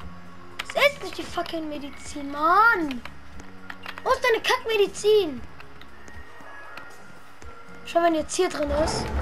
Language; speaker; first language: German; native; German